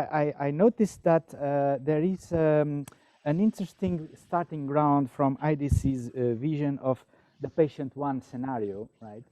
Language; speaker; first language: English; non-native, fluent; Portuguese